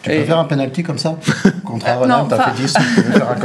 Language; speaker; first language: French; native; French